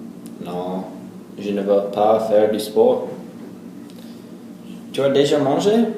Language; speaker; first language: French; non-native, learner; English